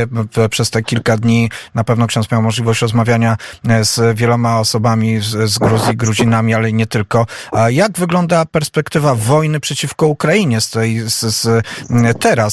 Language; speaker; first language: Polish; native; Polish